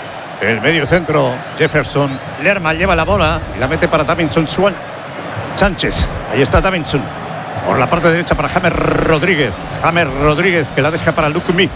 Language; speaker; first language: Spanish; native; Spanish